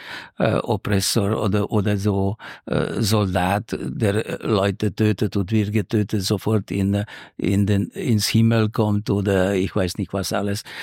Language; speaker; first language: German; non-native, fluent; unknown